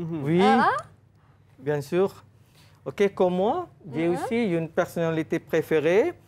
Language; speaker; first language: French; non-native, fluent; Malay